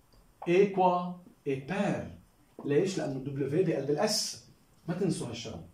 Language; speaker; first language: French; non-native, local second language; Arabic